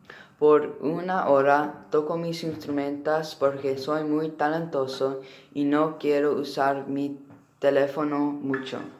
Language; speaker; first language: Spanish; non-native, learner; English